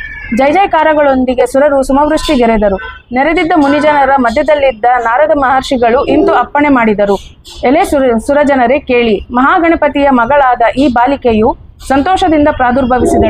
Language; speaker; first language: Kannada; native; Kannada